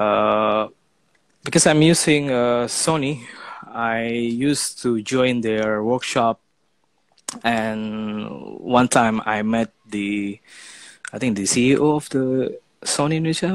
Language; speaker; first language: English; non-native, fluent; Indonesian